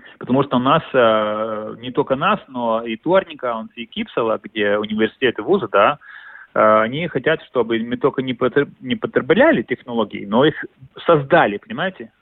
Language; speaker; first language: Russian; non-native, local second language; Latvian